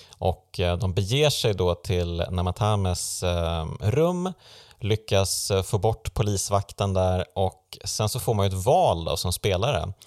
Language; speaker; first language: Swedish; native; Swedish